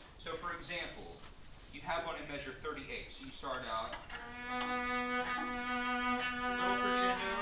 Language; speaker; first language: English; native; English